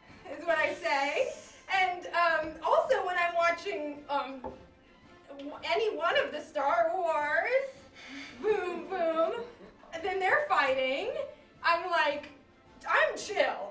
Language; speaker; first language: English; native; English